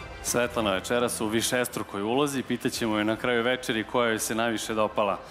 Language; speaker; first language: Serbian; native; Serbian